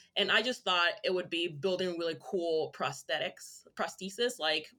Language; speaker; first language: English; early bilingual, other home language; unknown